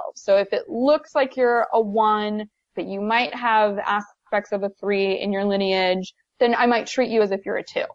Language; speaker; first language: English; native; English